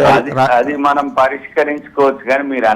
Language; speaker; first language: Telugu; native; Telugu